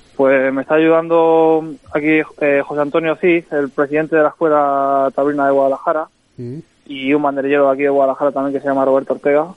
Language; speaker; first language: Spanish; native; Spanish